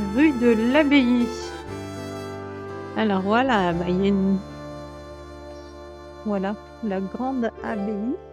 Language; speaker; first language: French; native; French